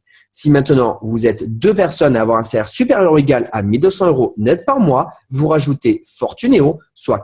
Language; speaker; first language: French; native; French